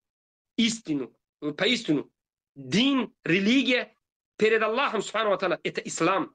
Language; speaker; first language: Russian; non-native, fluent; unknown